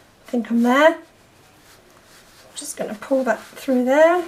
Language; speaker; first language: English; native; English